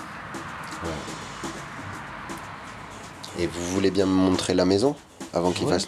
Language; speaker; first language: French; native; French